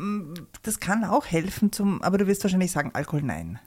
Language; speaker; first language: German; native; German